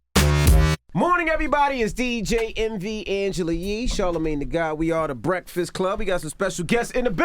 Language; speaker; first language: English; native; English